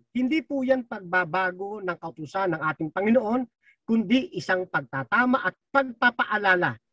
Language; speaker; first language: Filipino; native; Filipino